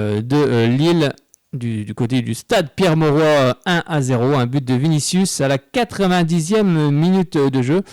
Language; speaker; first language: French; native; French